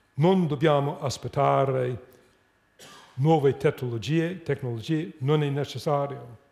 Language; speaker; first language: Italian; non-native, fluent; English